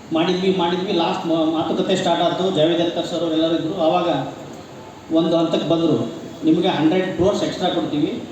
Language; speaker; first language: Kannada; native; Kannada